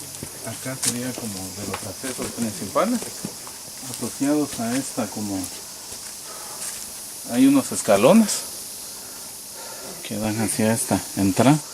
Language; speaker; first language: Spanish; native; Spanish